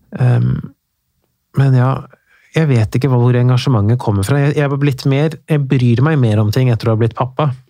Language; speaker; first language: Norwegian; early bilingual, other home language; Persian